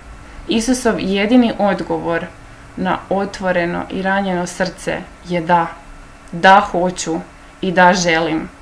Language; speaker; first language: Croatian; native; Croatian